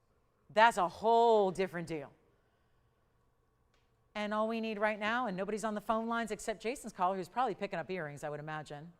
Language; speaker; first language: English; native; English